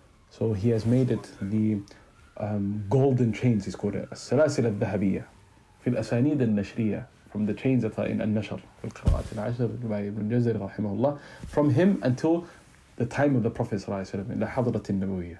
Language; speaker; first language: English; native; English